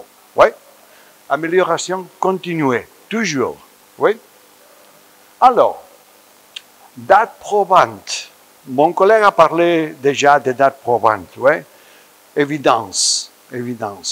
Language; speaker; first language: French; non-native, fluent; Spanish